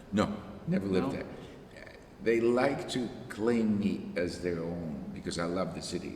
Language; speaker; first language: English; non-native, fluent; Russian